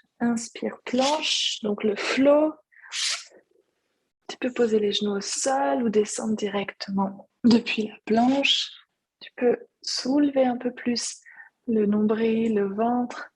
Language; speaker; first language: French; native; French